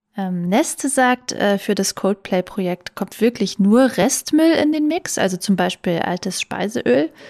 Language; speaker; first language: German; native; German